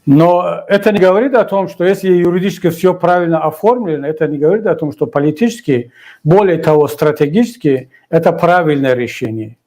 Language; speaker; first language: Russian; non-native, local second language; Tajik